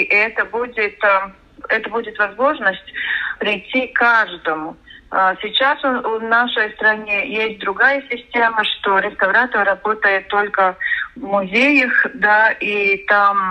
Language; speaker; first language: Russian; non-native, local second language; Latvian